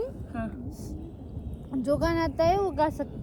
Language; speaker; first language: Hindi; non-native, local second language; Bodo